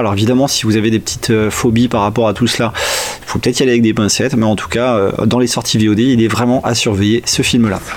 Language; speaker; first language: French; native; French